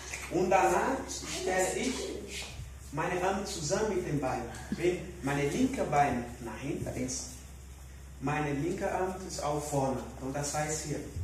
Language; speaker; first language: German; non-native, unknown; Portuguese